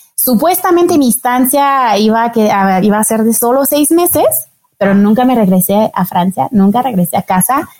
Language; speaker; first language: Spanish; non-native, fluent; French